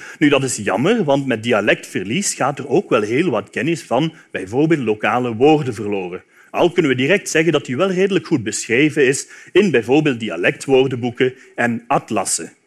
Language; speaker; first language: Dutch; native; Dutch